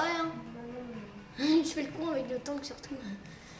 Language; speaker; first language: French; native; French